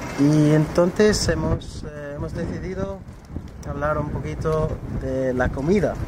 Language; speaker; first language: Spanish; non-native, fluent; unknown